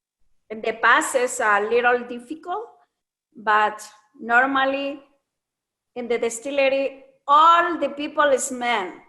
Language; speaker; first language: English; non-native, learner; Spanish